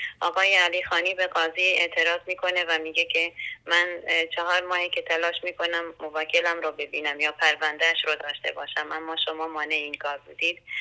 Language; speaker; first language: Persian; non-native, local second language; Central Kurdish